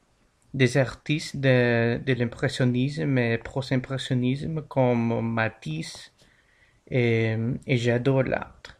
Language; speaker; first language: French; non-native, learner; English